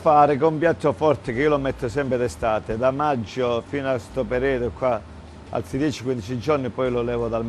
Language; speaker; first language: Italian; native; Italian